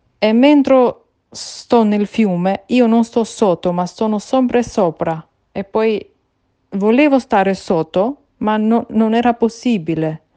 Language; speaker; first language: Italian; non-native, learner; Albanian